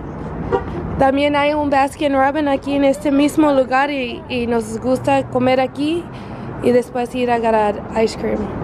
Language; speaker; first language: Spanish; non-native, learner; English